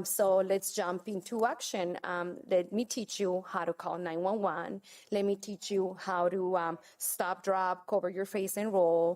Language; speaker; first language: English; non-native, fluent; Spanish